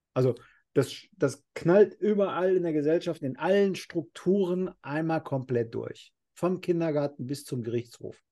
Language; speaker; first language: German; non-native, fluent; Spanish